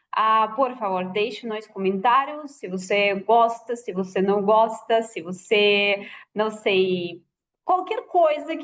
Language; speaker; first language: Portuguese; non-native, fluent; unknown